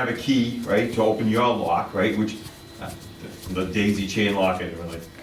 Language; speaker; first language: English; native; English